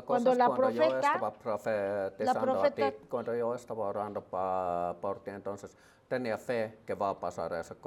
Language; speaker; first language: Spanish; non-native, learner; Finnish